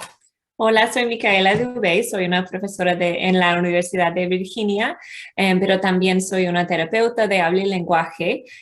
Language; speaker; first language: Spanish; non-native, fluent; English